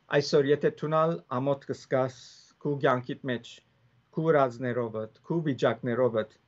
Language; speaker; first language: Armenian; early bilingual, heritage; Armenian